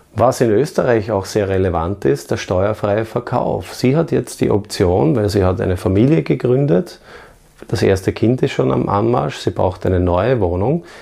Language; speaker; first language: German; native; German